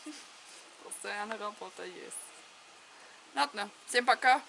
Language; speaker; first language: Russian; non-native, learner; German